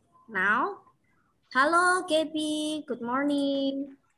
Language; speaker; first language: English; non-native, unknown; Indonesian